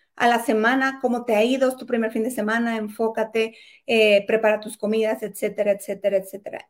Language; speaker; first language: Spanish; native; Spanish